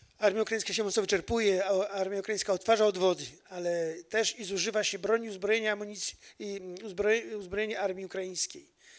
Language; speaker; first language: Polish; native; Polish